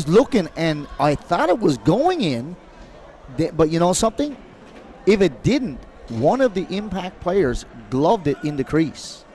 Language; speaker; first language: English; native; English